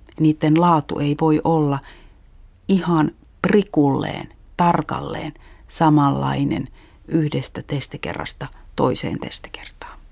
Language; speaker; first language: Finnish; native; Finnish